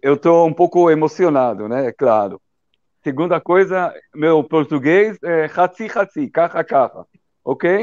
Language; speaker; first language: Portuguese; early bilingual, heritage; Portuguese